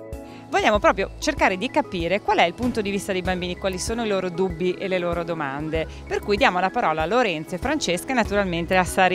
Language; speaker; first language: Italian; native; Italian